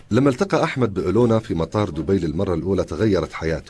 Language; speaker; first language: Arabic; native; Arabic